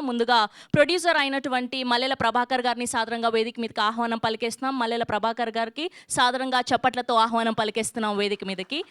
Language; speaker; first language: Telugu; native; Telugu